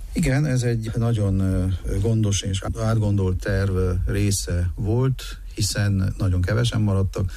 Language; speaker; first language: Hungarian; native; Hungarian